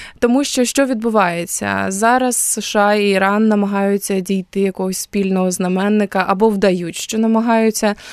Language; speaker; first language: Ukrainian; native; Ukrainian